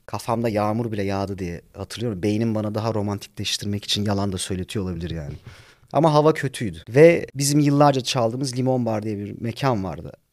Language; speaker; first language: Turkish; native; Turkish